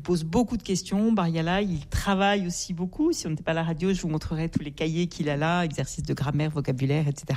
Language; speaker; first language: French; native; French